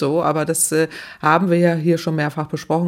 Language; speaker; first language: German; native; German